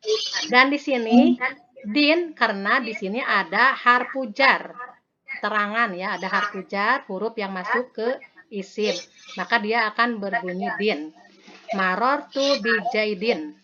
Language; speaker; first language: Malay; non-native, local second language; Sundanese